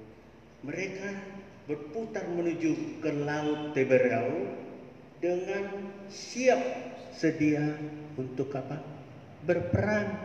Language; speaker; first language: Malay; native; Malay